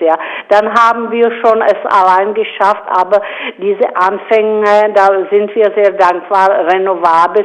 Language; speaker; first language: German; non-native, fluent; Czech